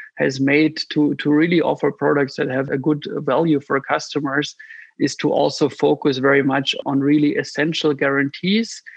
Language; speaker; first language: English; non-native, fluent; German